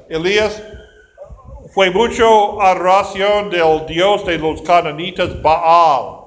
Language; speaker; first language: Spanish; non-native, fluent; English